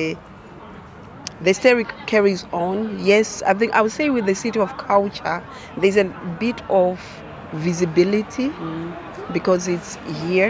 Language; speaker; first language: English; non-native, local second language; Shona